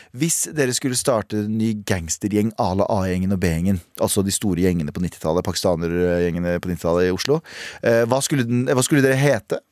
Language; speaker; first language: Norwegian; early bilingual, other home language; Kurdish